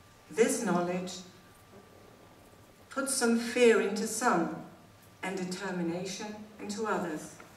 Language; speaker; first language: English; non-native, fluent; Dutch